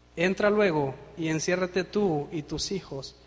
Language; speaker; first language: Spanish; native; Spanish